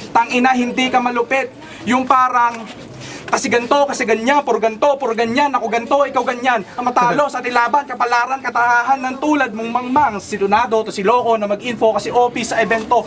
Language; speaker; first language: Filipino; native; Filipino